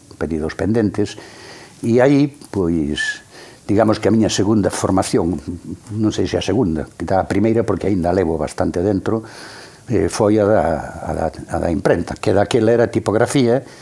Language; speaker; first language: Galician; native; Galician